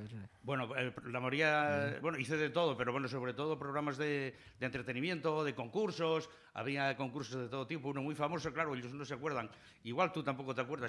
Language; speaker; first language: Spanish; native; Spanish